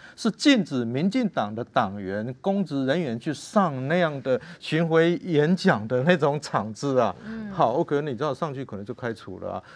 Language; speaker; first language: Chinese; native; Chinese